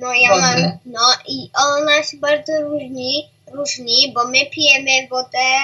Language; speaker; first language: Polish; early bilingual, heritage; Polish